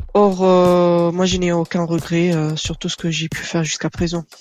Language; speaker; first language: French; non-native, local second language; Arabic